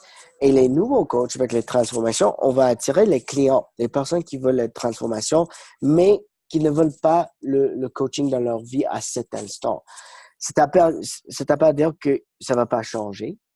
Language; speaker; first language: French; non-native, fluent; English